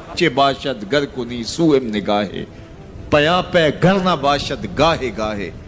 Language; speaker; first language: Urdu; non-native, local second language; Punjabi